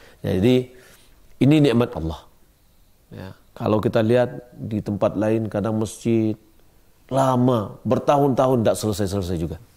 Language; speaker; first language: Malay; non-native, local second language; Minangkabau